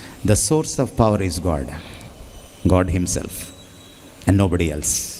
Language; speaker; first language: English; non-native, local second language; Telugu